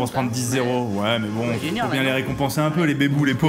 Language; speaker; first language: French; native; French